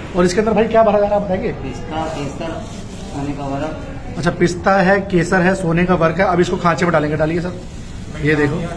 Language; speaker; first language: Hindi; non-native, local second language; Marathi